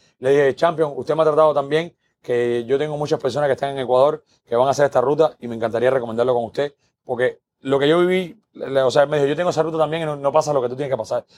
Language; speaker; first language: Spanish; native; Spanish